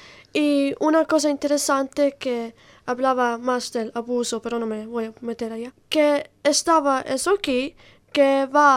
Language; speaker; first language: Spanish; non-native, learner; Italian